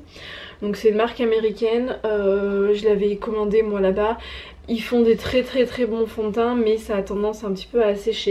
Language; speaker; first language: French; native; French